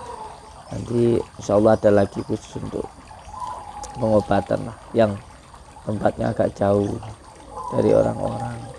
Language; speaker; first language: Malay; non-native, local second language; Javanese